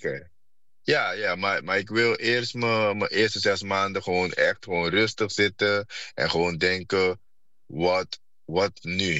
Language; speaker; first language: Dutch; non-native, fluent; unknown